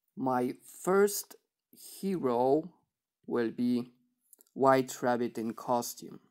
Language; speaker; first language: English; non-native, fluent; Polish